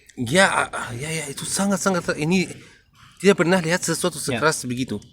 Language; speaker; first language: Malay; non-native, learner; Arabic